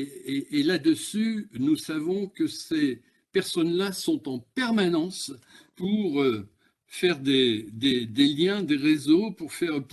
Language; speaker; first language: French; native; French